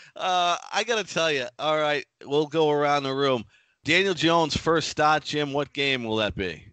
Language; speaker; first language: English; native; English